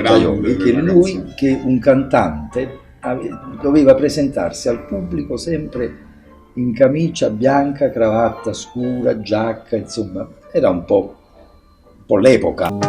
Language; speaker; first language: Italian; native; Italian